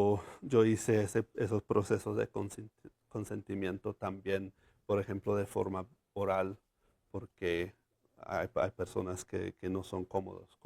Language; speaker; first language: Spanish; non-native, fluent; English